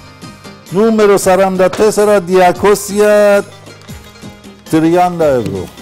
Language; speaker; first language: Greek; non-native, learner; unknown